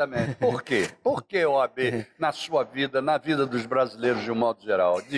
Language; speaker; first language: Portuguese; native; Portuguese